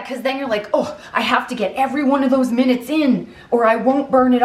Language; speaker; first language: English; native; English